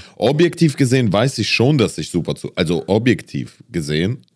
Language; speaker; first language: German; native; German